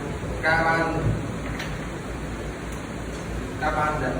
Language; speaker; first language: Japanese; non-native, learner; Vietnamese